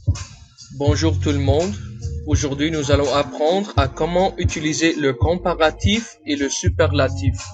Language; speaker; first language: French; non-native, fluent; English